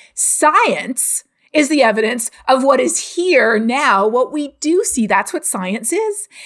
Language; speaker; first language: English; native; English